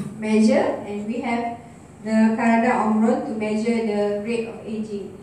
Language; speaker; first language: English; non-native, local second language; Malay